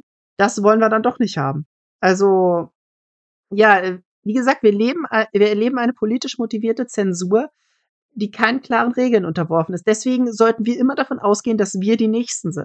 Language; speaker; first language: German; native; German